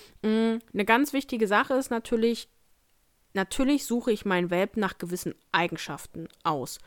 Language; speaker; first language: German; native; German